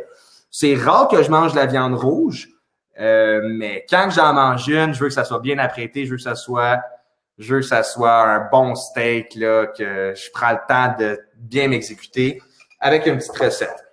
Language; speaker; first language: French; native; French